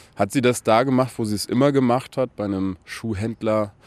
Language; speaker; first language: German; native; German